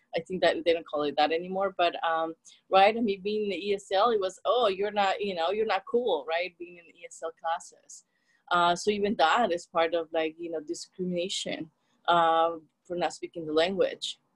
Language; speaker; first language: English; non-native, fluent; Spanish